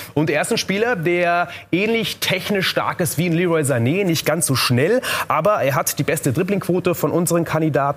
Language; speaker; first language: German; native; German